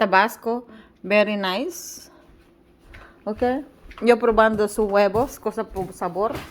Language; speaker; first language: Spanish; non-native, learner; Chavacano